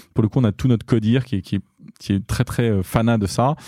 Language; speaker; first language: French; native; French